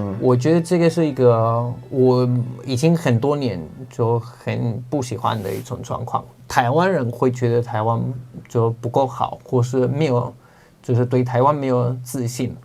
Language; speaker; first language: Chinese; non-native, fluent; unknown